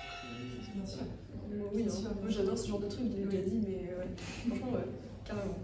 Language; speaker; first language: French; native; French